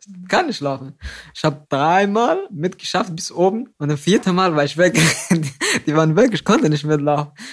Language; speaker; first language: German; non-native, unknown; Somali